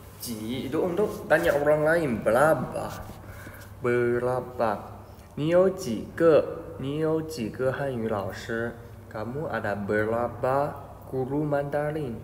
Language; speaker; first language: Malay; non-native, fluent; Chinese